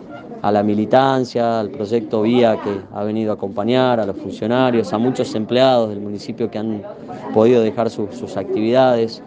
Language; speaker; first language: Spanish; native; Spanish